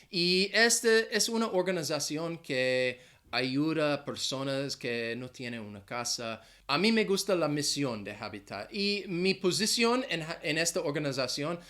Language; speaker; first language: Spanish; non-native, fluent; English